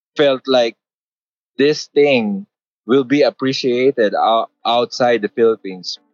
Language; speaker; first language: English; non-native, local second language; Filipino